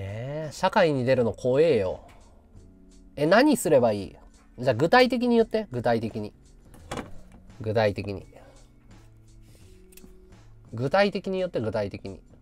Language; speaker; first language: Japanese; native; Japanese